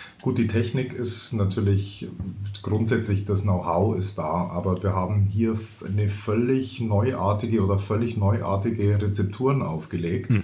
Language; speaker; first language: German; native; German